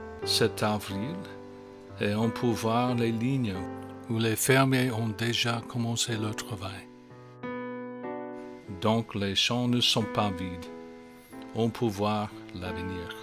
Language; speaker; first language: French; non-native, fluent; English